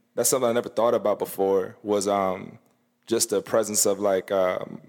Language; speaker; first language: English; native; English